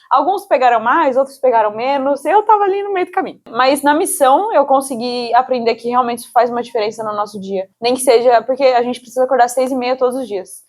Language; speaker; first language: Portuguese; native; Portuguese